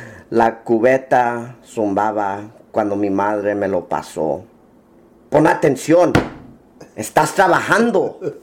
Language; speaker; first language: Spanish; early bilingual, heritage; Spanish